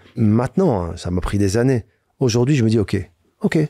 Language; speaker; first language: French; native; French